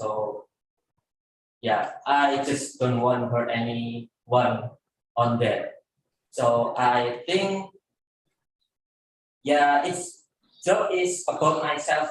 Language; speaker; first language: English; non-native, learner; Indonesian